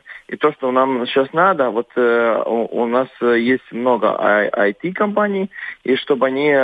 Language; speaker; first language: Russian; non-native, local second language; Latvian